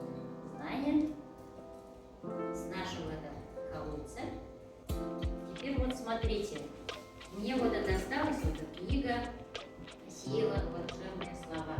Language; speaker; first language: Russian; non-native, local second language; Kazakh